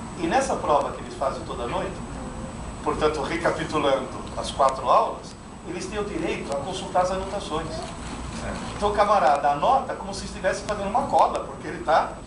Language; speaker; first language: Portuguese; non-native, fluent; Italian